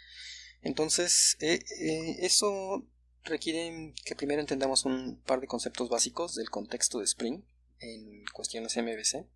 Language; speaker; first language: Spanish; native; Spanish